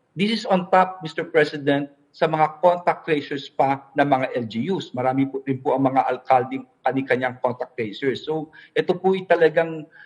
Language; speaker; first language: Filipino; native; Filipino